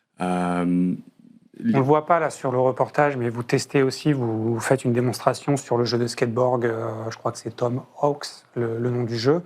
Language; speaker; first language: French; native; French